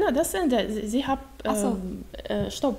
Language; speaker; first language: German; non-native, learner; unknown